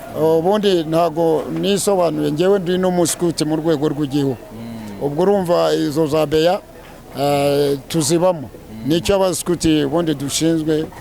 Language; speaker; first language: Kinyarwanda; native; Kinyarwanda